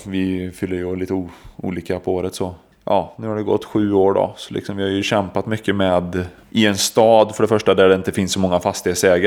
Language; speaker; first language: Swedish; native; Swedish